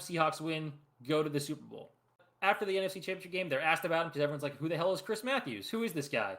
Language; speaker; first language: English; native; English